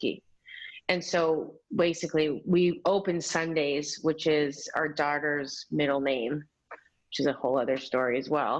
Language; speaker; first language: English; native; English